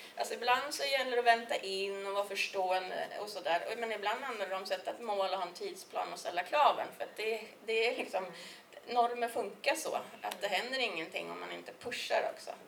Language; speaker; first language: Swedish; native; Swedish